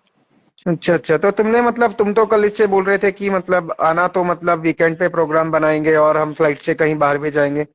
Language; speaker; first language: Hindi; native; Hindi